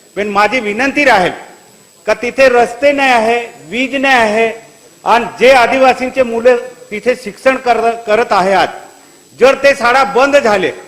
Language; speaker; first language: Marathi; non-native, local second language; Bhili